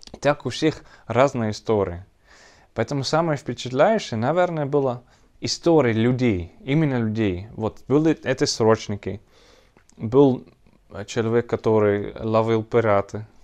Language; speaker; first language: Russian; non-native, learner; Dutch